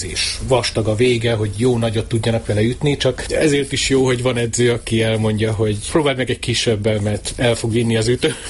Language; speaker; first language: Hungarian; native; Hungarian